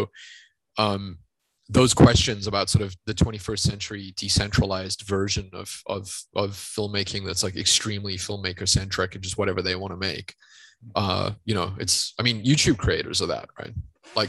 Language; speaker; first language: English; native; English